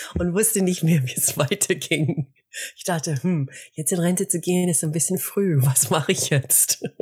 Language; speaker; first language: German; non-native, fluent; English